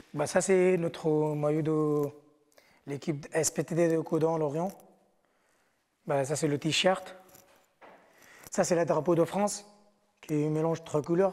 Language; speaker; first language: French; non-native, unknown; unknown